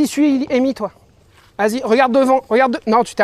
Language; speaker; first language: French; native; French